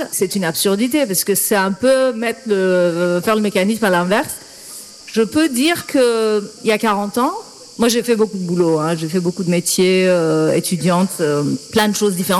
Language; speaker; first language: French; non-native, fluent; Persian